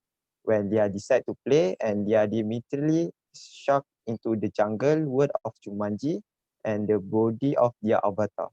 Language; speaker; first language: English; non-native, learner; Malay